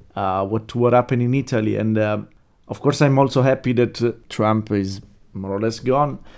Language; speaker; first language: English; non-native, fluent; Italian